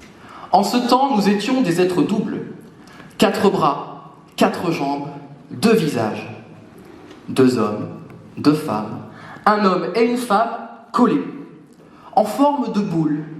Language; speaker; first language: French; native; French